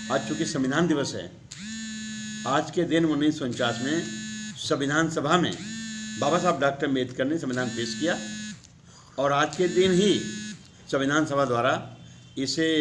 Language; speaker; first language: Hindi; native; Hindi